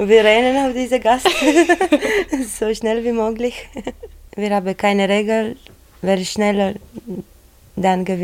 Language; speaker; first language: German; non-native, learner; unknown